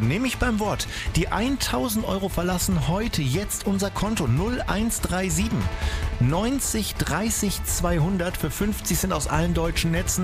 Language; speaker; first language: German; native; German